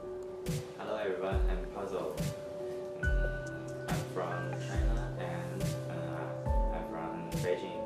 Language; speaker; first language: English; non-native, learner; Chinese